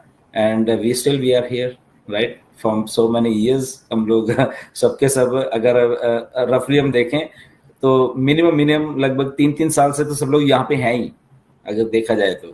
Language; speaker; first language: Hindi; native; Hindi